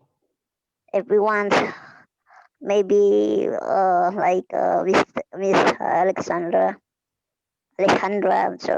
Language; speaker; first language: English; non-native, fluent; Indonesian